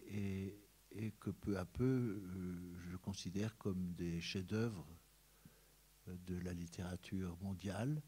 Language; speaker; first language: French; native; French